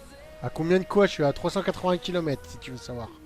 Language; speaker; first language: French; native; French